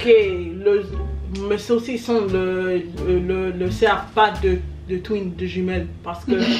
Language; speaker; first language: French; early bilingual, heritage; French